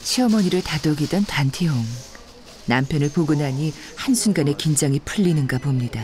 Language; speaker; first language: Korean; native; Korean